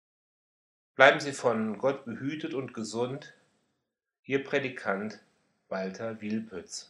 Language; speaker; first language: German; native; German